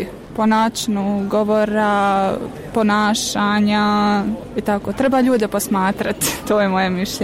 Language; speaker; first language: Croatian; native; Croatian